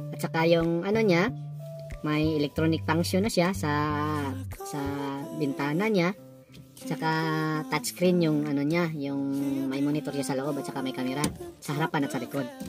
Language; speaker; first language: Filipino; non-native, local second language; Cebuano